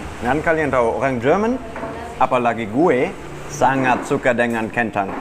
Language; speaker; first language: Indonesian; non-native, fluent; German